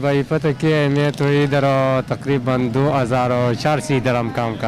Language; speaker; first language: Hindi; non-native, local second language; Pashto